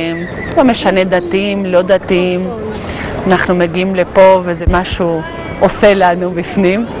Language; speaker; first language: Hebrew; non-native, fluent; Spanish